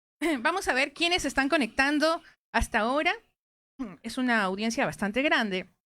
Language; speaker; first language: Spanish; native; Spanish